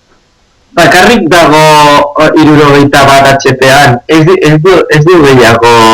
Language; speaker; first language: Basque; non-native, local second language; Spanish